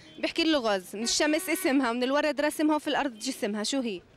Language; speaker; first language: Arabic; native; Arabic